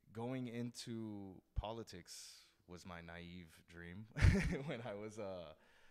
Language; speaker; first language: English; native; English